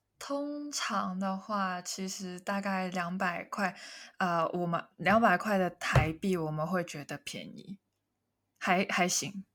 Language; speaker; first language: Chinese; non-native, local second language; Cantonese